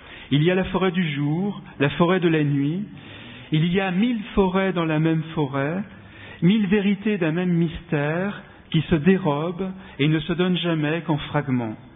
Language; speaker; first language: French; native; French